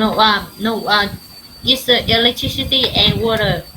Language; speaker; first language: English; non-native, learner; Vietnamese